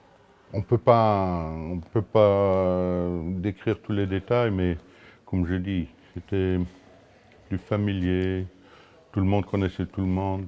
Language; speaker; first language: French; non-native, local second language; Luxembourgish